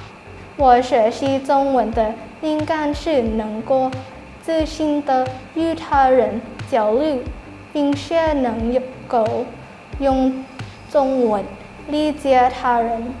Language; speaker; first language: Chinese; non-native, learner; Thai